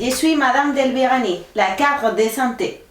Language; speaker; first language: French; non-native, fluent; Spanish